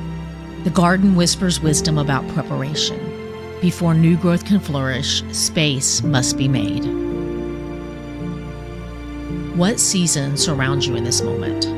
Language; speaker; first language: English; native; English